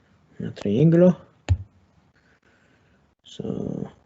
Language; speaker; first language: Spanish; non-native, learner; English